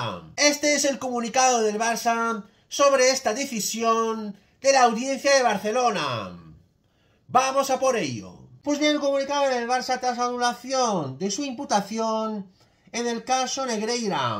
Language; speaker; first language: Spanish; native; Spanish